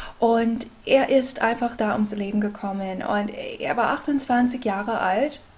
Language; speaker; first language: German; non-native, fluent; English